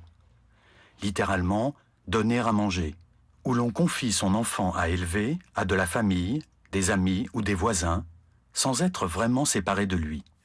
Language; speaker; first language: French; native; French